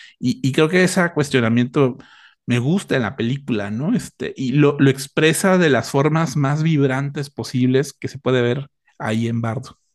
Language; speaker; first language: Spanish; native; Spanish